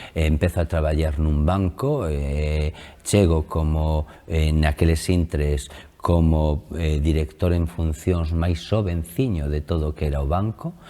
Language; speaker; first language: Galician; native; Galician